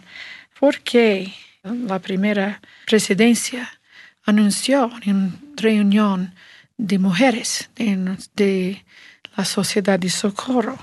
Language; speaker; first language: Spanish; non-native, learner; English